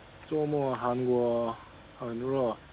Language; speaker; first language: Chinese; non-native, learner; Korean